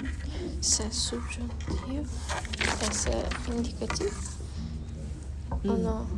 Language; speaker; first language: French; non-native, learner; Ukrainian